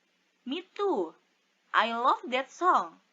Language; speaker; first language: English; non-native, fluent; Indonesian